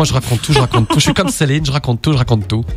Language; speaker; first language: French; native; French